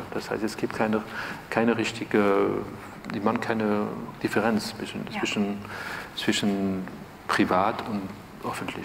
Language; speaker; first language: German; non-native, fluent; French